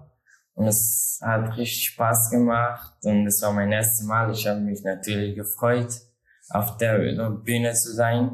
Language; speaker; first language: German; non-native, learner; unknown